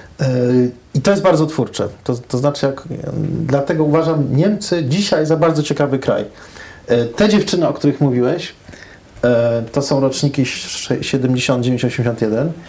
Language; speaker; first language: Polish; early bilingual, heritage; Polish